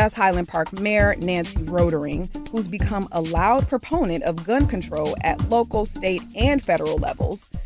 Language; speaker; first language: English; native; English